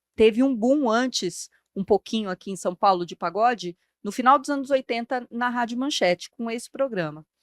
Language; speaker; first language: Portuguese; early bilingual, other home language; Spanish